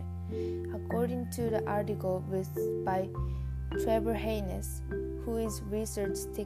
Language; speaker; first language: English; non-native, learner; Japanese